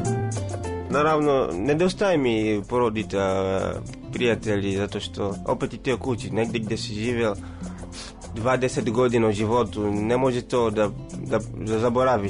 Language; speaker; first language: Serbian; non-native, learner; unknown